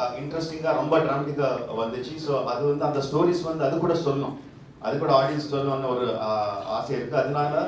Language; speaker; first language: Tamil; non-native, local second language; Telugu